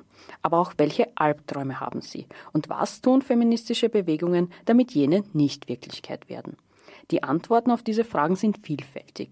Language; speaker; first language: German; native; German